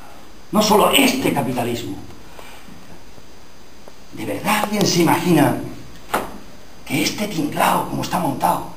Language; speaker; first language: Spanish; native; Spanish